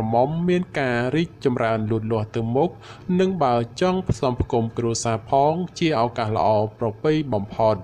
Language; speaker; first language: Khmer; native; Khmer